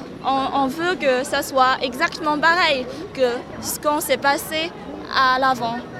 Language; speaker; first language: French; non-native, learner; Chinese